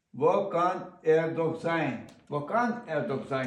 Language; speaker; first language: German; non-native, learner; Ukrainian